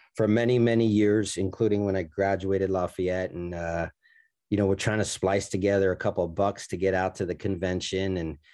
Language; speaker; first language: English; native; English